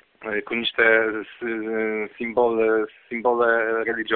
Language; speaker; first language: Romanian; non-native, fluent; Polish